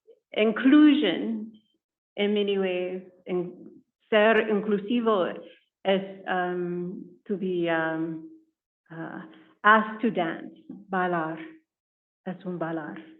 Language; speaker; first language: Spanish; non-native, learner; English